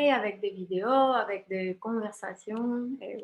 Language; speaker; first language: French; non-native, fluent; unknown